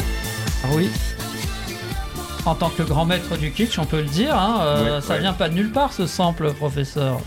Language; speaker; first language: French; native; French